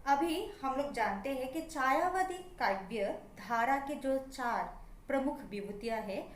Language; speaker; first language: Hindi; non-native, local second language; Assamese